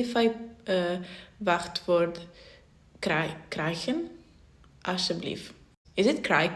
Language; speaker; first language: Dutch; non-native, learner; Italian